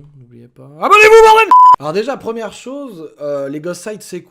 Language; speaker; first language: French; native; French